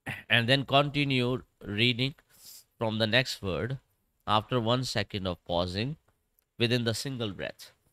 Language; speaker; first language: English; non-native, local second language; Urdu